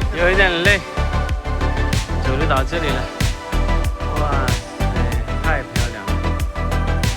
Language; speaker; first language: Chinese; non-native, fluent; Nepali